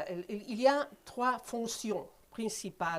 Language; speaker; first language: French; non-native, fluent; Spanish